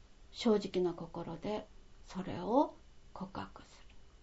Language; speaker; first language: Japanese; non-native, fluent; Korean